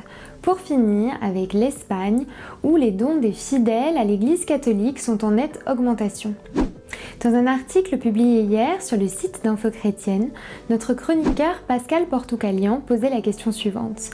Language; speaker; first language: French; native; French